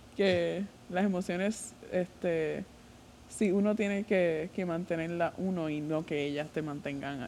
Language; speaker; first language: Spanish; native; Spanish